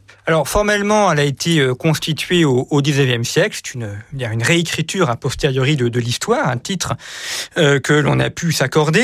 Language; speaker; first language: French; native; French